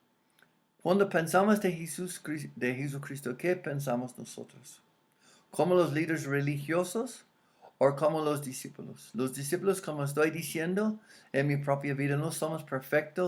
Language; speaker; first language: Spanish; non-native, fluent; English